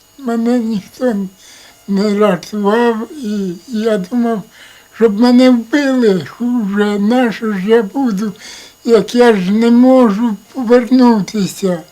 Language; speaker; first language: Ukrainian; native; Ukrainian